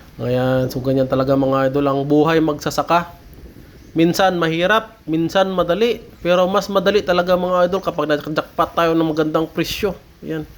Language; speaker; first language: Filipino; non-native, local second language; Hiligaynon